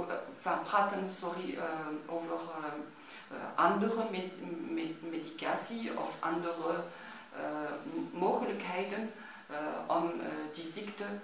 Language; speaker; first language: Dutch; non-native, learner; French